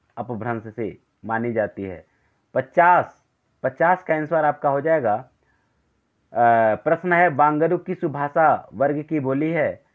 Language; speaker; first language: Hindi; native; Hindi